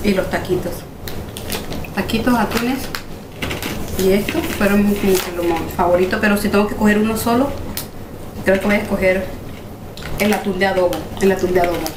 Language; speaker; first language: Spanish; native; Spanish